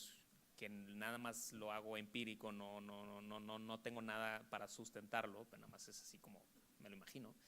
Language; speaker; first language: Spanish; native; Spanish